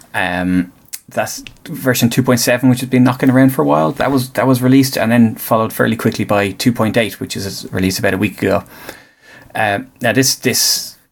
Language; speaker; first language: English; native; English